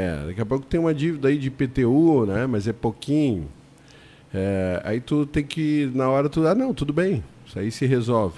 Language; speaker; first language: Portuguese; native; Portuguese